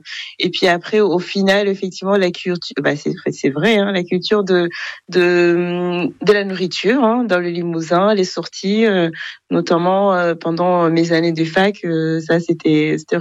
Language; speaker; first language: French; non-native, local second language; Kinyarwanda